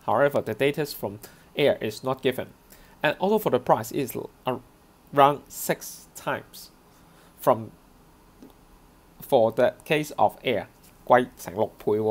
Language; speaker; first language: English; non-native, local second language; Cantonese